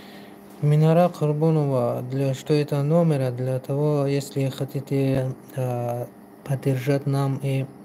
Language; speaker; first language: Russian; non-native, local second language; Tajik